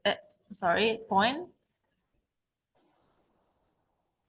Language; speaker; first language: English; non-native, learner; Indonesian